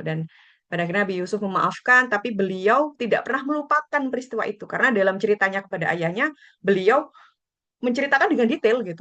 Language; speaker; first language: Indonesian; native; Indonesian